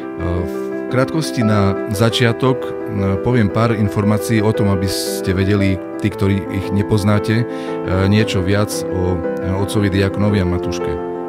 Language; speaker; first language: Slovak; native; Slovak